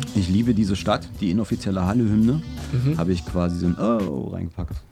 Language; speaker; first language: German; native; German